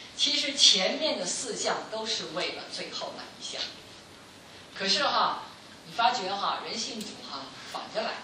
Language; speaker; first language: Chinese; non-native, local second language; Cantonese